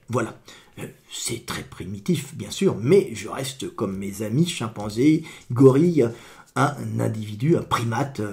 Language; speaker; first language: French; native; French